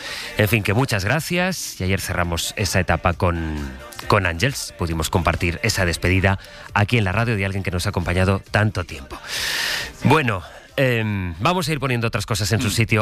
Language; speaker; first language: Spanish; native; Spanish